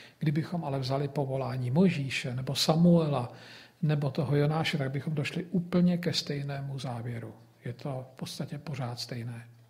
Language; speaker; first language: Czech; native; Czech